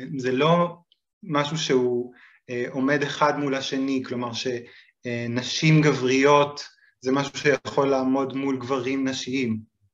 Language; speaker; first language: Hebrew; native; Hebrew